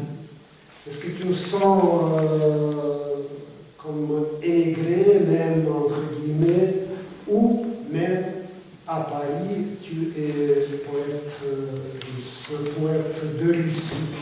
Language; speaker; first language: French; non-native, fluent; Russian